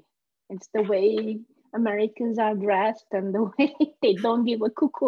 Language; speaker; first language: English; non-native, fluent; Hungarian